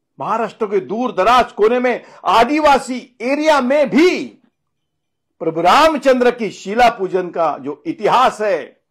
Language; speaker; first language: Hindi; non-native, local second language; Marathi